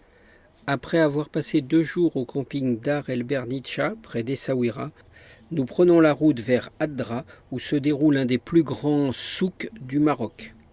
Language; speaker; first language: French; native; French